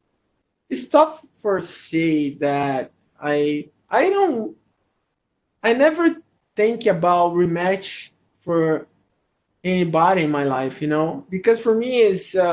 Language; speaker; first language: English; non-native, learner; Portuguese